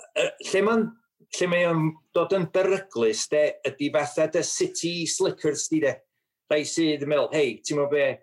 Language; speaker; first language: Welsh; native; Welsh